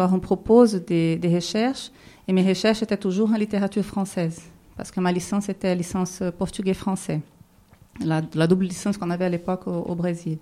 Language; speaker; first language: French; non-native, fluent; Portuguese